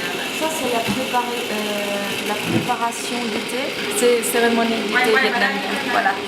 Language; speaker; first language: French; non-native, fluent; Vietnamese